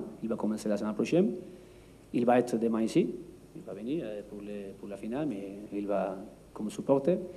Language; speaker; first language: French; non-native, learner; Spanish